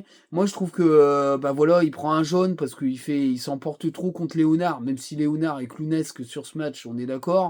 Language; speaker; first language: French; native; French